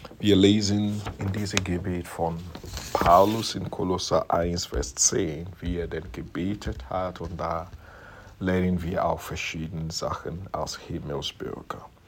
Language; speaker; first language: German; non-native, fluent; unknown